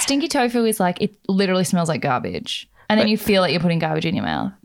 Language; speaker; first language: English; native; English